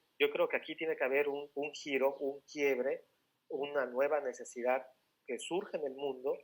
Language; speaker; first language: Spanish; native; Spanish